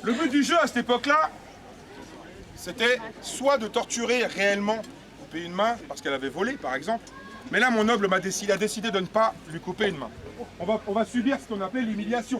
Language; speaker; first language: French; native; French